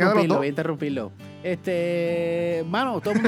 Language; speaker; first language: Spanish; native; Spanish